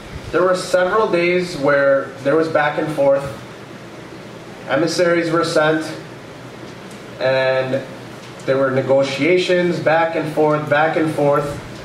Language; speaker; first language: English; early bilingual, other home language; Urdu